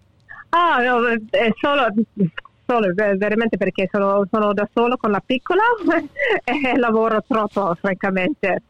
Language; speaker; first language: Italian; early bilingual, heritage; English